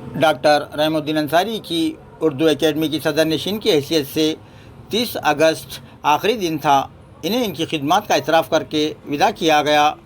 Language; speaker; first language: Urdu; native; Urdu